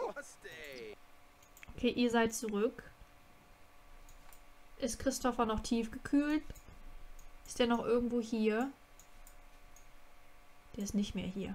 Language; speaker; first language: German; native; German